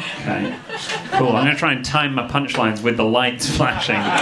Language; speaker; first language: English; native; English